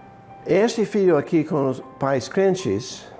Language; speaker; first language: Portuguese; non-native, fluent; English